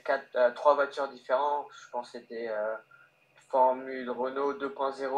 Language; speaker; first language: French; early bilingual, heritage; French